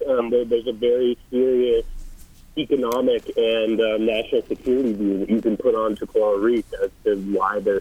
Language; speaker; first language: English; native; English